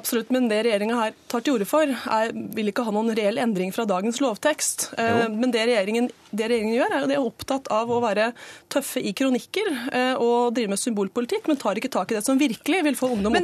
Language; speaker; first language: Norwegian; native; Norwegian